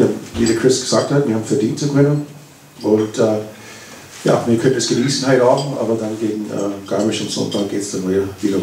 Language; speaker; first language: German; non-native, fluent; English